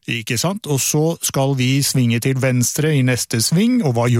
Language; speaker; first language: Norwegian; native; Norwegian